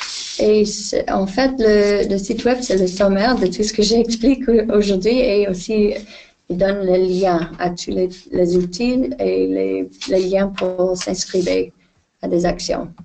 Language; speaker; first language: French; non-native, fluent; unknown